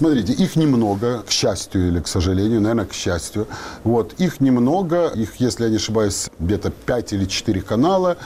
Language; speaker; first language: Russian; non-native, local second language; Ukrainian